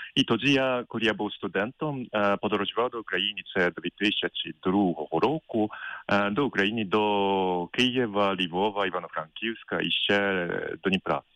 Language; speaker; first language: Ukrainian; non-native, fluent; Japanese